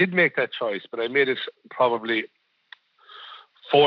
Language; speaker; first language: English; native; English